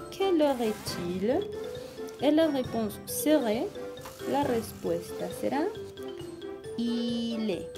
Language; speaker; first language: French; non-native, fluent; Spanish